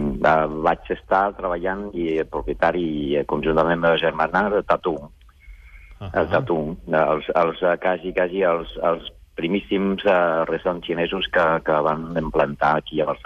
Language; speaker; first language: Catalan; non-native, fluent; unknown